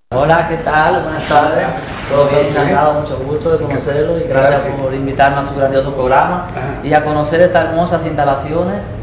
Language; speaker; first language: Spanish; native; Spanish